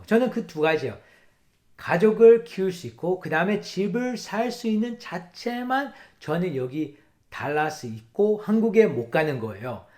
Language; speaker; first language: Korean; early bilingual, heritage; English